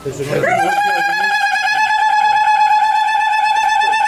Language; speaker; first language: Turkish; non-native, local second language; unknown